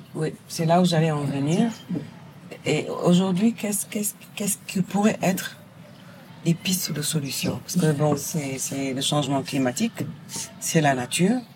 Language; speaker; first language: French; non-native, local second language; Wolof